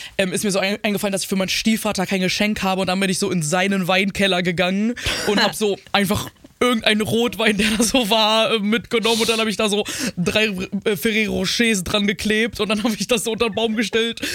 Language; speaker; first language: German; native; German